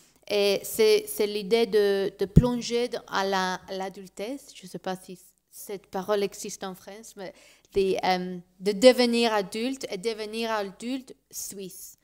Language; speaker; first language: French; non-native, learner; Spanish